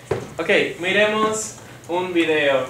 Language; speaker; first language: Spanish; non-native, fluent; English